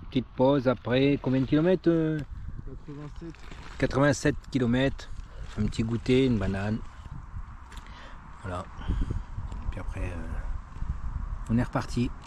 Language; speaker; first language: French; native; French